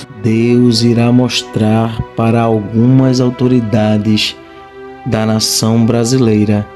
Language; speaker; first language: Portuguese; native; Portuguese